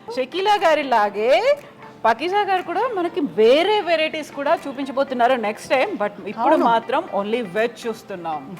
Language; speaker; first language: Telugu; native; Telugu